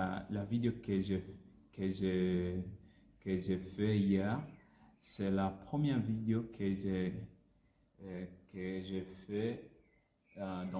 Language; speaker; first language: French; non-native, learner; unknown